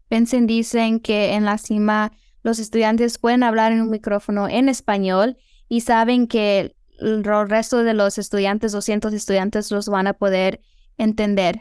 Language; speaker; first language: Spanish; early bilingual, heritage; Spanish